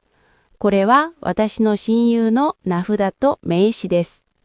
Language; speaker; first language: Japanese; non-native, fluent; Korean